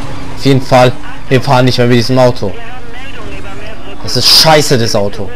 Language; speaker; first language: German; native; German